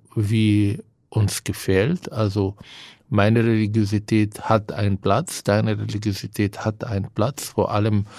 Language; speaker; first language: German; non-native, fluent; Hebrew